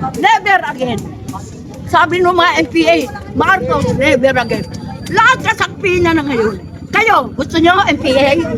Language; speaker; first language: Filipino; non-native, local second language; Iloko